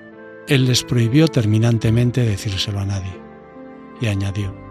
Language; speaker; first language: Spanish; native; Spanish